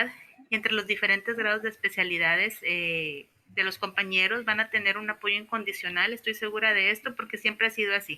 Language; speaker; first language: Spanish; native; Spanish